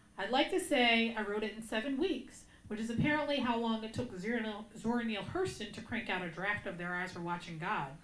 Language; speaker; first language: English; native; English